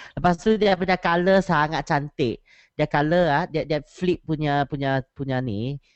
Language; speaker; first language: Malay; non-native, learner; Chinese